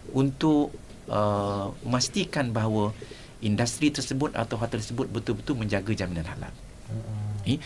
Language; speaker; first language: Malay; native; Malay